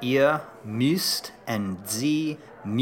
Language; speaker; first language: German; non-native, learner; English